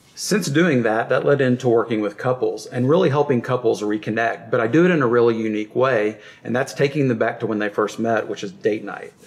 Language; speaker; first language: English; native; English